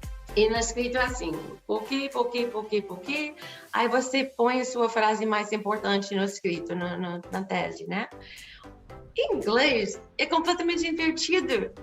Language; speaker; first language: Portuguese; non-native, fluent; English